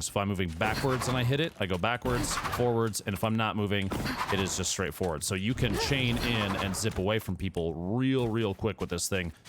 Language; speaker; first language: English; native; English